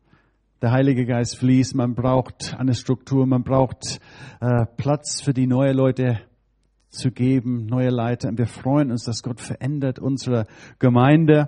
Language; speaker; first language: German; non-native, fluent; English